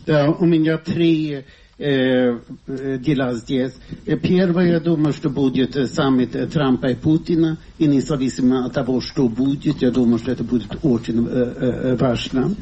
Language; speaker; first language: Russian; non-native, fluent; Swedish